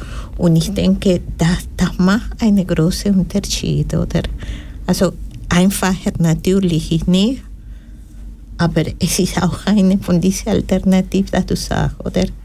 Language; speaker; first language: German; non-native, learner; Spanish